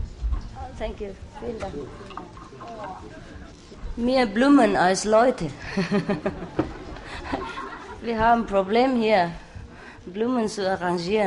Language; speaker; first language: German; non-native, learner; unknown